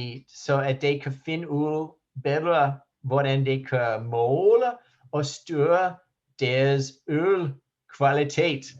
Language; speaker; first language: Danish; non-native, fluent; English